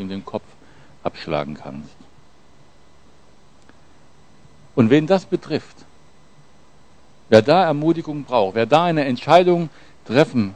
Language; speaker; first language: German; native; German